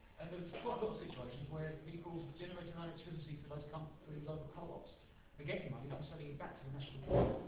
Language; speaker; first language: English; native; English